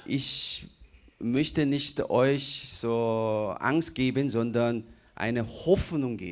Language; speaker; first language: German; non-native, fluent; Korean